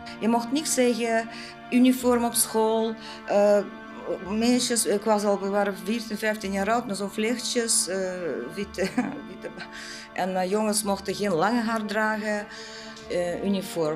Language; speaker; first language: Dutch; non-native, learner; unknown